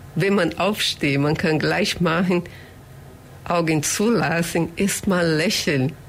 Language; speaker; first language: German; non-native, fluent; Portuguese